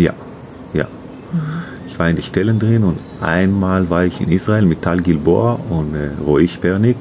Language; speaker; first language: German; non-native, learner; Hebrew